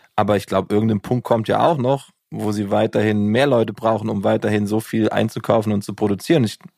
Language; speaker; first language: German; native; German